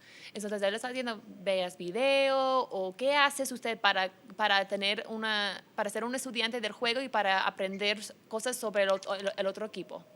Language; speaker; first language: Spanish; early bilingual, heritage; English